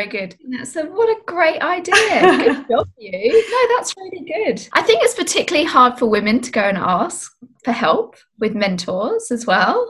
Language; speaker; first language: English; native; English